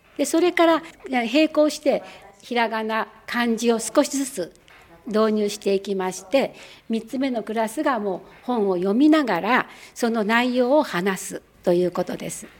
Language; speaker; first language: Japanese; native; Japanese